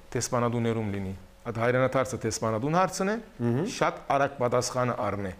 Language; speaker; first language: Armenian; early bilingual, heritage; Armenian